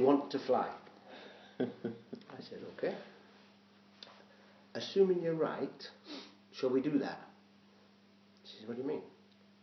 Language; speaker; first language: English; native; English